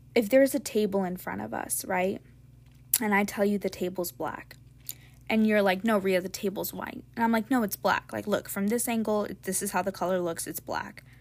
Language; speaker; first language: English; native; English